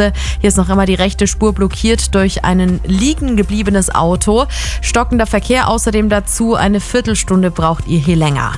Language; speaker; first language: German; native; German